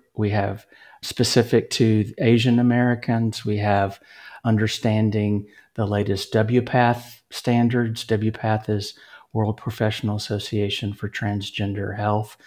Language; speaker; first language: English; native; English